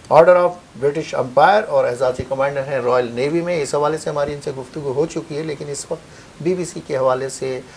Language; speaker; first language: Urdu; native; Urdu